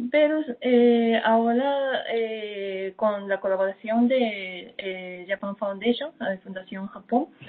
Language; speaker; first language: Spanish; non-native, fluent; Japanese